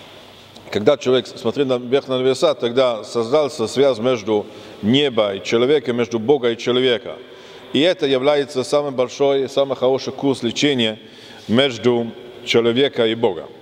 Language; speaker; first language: Russian; non-native, fluent; German